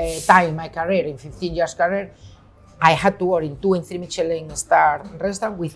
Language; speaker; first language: English; non-native, fluent; Spanish